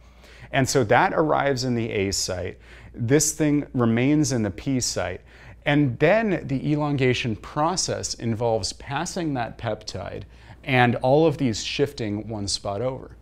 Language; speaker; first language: English; native; English